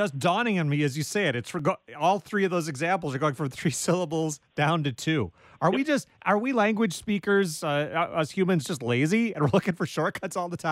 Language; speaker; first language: English; native; English